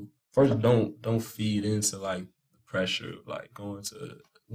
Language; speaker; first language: English; native; English